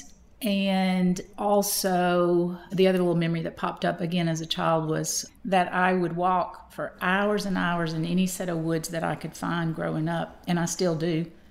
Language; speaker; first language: English; native; English